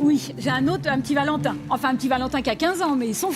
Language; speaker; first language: French; native; French